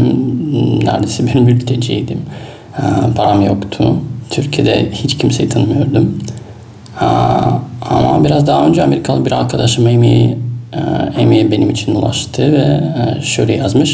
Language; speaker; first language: Turkish; non-native, fluent; Russian